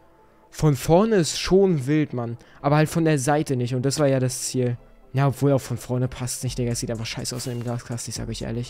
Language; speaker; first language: German; native; German